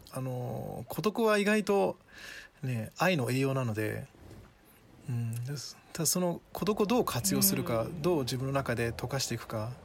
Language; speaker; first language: Japanese; early bilingual, other home language; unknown